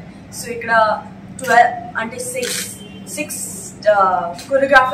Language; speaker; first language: Telugu; non-native, fluent; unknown